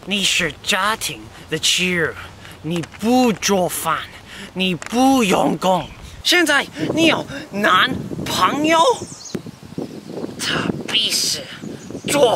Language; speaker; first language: Chinese; non-native, learner; English